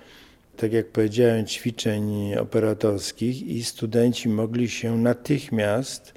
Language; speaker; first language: Polish; native; Polish